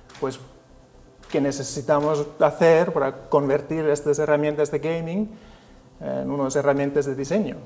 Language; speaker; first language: Spanish; non-native, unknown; Finnish